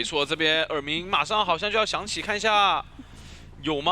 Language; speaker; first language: Chinese; native; Chinese